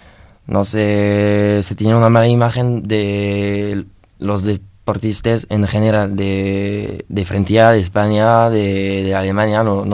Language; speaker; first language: Spanish; non-native, learner; French